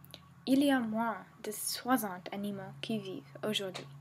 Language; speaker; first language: French; non-native, learner; English